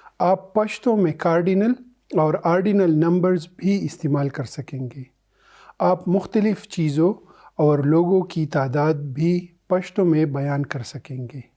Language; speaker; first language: Urdu; non-native, local second language; Pashto